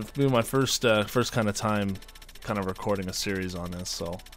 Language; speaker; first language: English; native; English